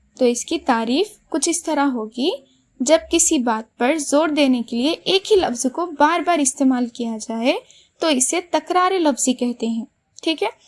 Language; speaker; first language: Urdu; native; Urdu